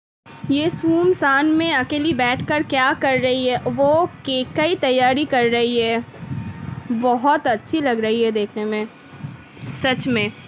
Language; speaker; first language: Hindi; non-native, local second language; Bangla